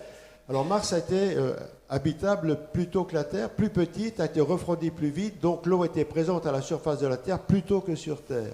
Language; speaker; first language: French; native; French